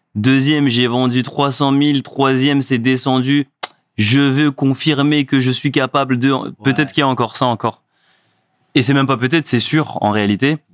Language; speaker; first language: French; early bilingual, other home language; Fula